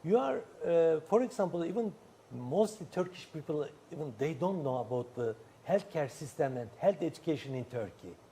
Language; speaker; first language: English; non-native, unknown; Turkish